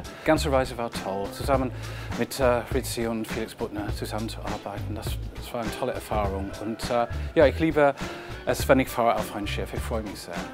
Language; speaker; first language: German; non-native, fluent; English